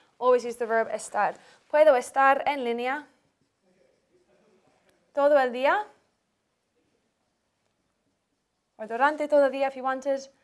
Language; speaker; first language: Spanish; non-native, fluent; English